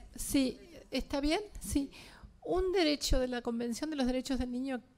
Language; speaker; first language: Spanish; native; Spanish